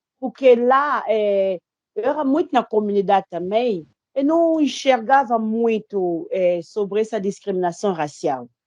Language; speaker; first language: Portuguese; non-native, fluent; Lingala